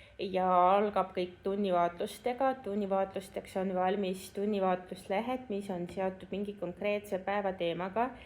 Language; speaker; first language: Estonian; non-native, local second language; Russian